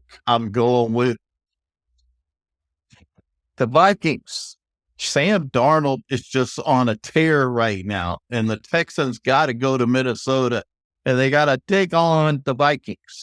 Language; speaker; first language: English; native; English